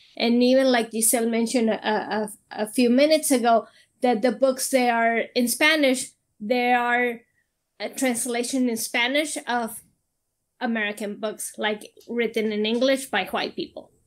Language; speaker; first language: English; non-native, fluent; Spanish